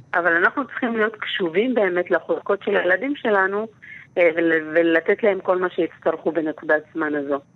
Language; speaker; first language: Hebrew; native; Hebrew